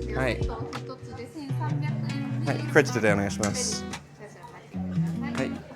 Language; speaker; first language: Japanese; non-native, learner; English